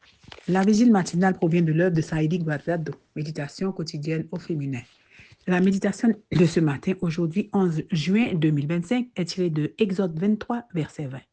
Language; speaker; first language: French; non-native, local second language; Haitian Creole